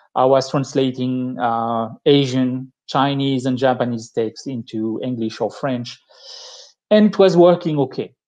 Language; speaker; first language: English; non-native, fluent; French